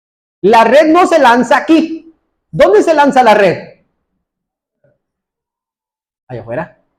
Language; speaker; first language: Spanish; native; Spanish